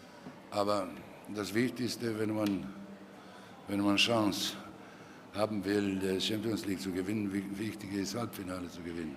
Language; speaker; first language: German; non-native, fluent; Croatian